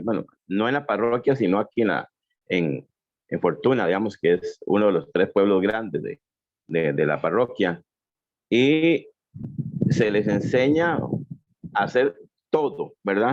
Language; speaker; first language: Spanish; native; Spanish